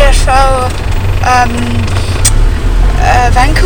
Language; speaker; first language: Icelandic; non-native, learner; English